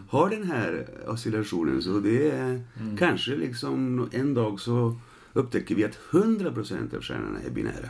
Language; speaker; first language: Swedish; non-native, fluent; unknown